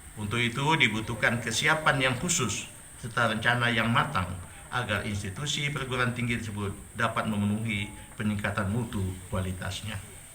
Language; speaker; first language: Indonesian; non-native, local second language; Achinese